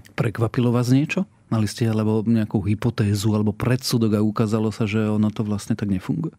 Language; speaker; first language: Slovak; native; Slovak